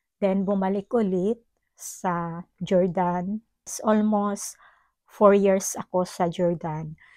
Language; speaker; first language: Filipino; non-native, local second language; Cebuano